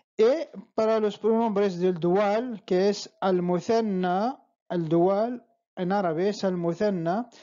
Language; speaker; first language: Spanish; non-native, fluent; Arabic